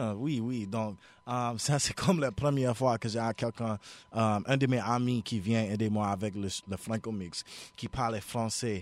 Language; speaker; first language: French; non-native, local second language; English